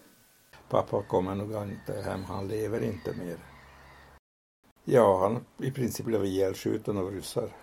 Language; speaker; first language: Swedish; non-native, fluent; Hungarian